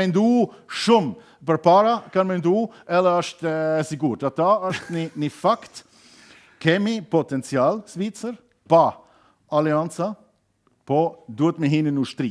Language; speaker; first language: Albanian; non-native, learner; German